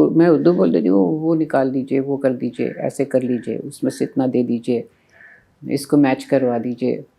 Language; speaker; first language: Urdu; native; Urdu